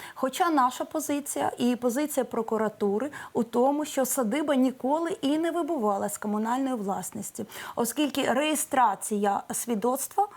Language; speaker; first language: Ukrainian; native; Ukrainian